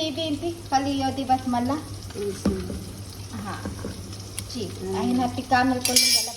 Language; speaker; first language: Arabic; non-native, learner; Urdu